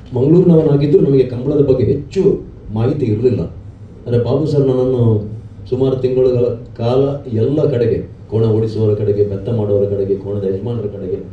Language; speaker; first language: Kannada; non-native, local second language; Tulu